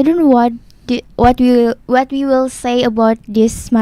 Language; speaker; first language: English; non-native, learner; Indonesian